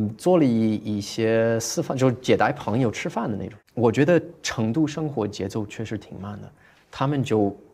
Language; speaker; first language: Chinese; non-native, fluent; English